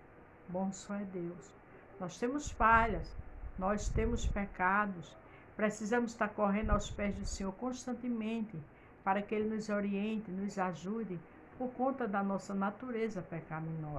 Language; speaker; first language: Portuguese; native; Portuguese